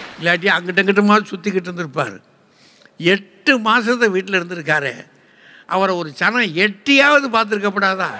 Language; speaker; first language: Tamil; native; Tamil